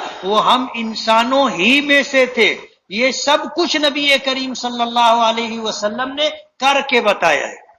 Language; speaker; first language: Urdu; native; Urdu